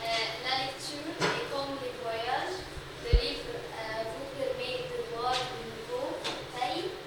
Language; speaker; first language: French; non-native, learner; Arabic